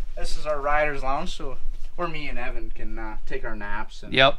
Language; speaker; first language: English; native; English